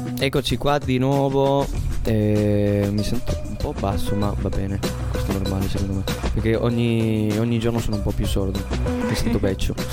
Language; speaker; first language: Italian; non-native, fluent; Spanish